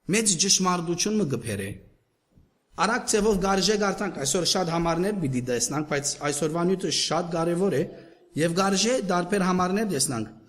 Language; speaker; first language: Armenian; native; Armenian